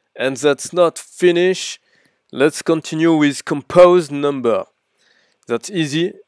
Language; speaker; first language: English; non-native, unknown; French